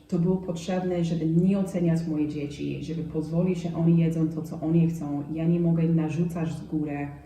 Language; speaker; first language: Polish; non-native, fluent; English